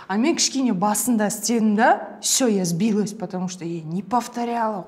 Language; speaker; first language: Russian; non-native, local second language; Kazakh